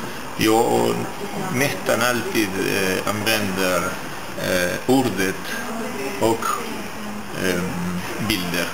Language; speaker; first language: Swedish; non-native, learner; French